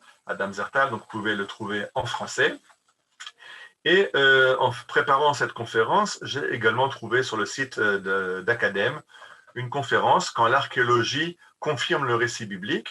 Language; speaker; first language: French; native; French